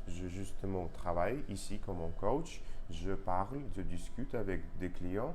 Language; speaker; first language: French; non-native, learner; Russian